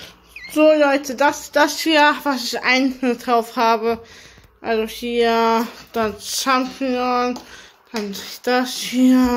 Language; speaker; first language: German; early bilingual, other home language; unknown